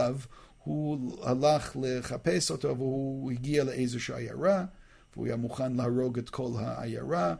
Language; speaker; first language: Hebrew; non-native, fluent; English